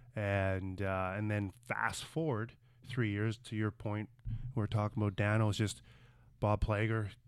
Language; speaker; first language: English; native; English